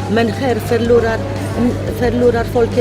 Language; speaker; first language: Swedish; non-native, fluent; Polish